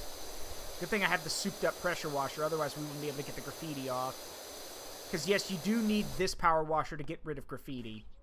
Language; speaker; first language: English; native; English